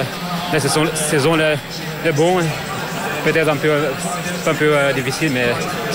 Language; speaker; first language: French; non-native, learner; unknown